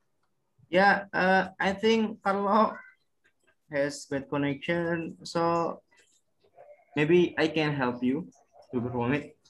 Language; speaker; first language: English; non-native, learner; Indonesian